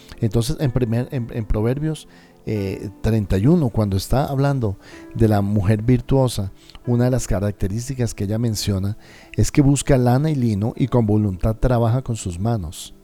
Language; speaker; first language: Spanish; native; Spanish